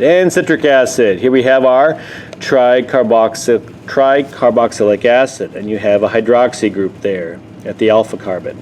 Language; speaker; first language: English; native; English